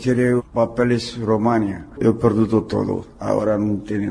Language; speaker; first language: Spanish; non-native, learner; Romanian